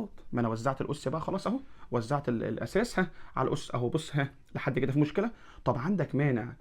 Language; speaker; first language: Arabic; native; Arabic